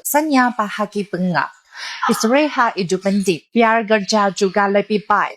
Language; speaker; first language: Indonesian; non-native, fluent; Chinese